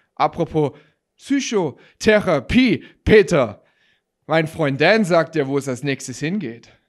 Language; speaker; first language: German; native; German